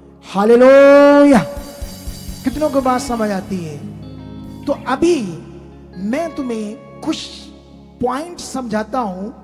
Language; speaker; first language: Hindi; native; Hindi